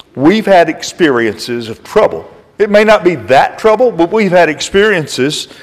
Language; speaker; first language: English; native; English